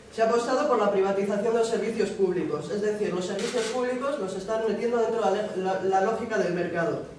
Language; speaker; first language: Spanish; non-native, local second language; Basque